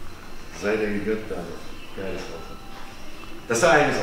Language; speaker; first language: German; native; German